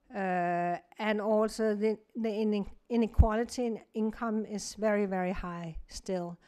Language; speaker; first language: English; non-native, fluent; Kalaallisut